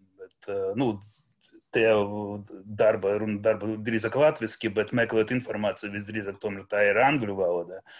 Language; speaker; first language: Latvian; non-native, local second language; Russian